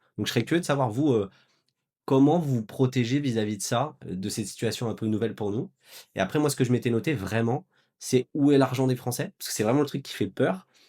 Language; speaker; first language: French; native; French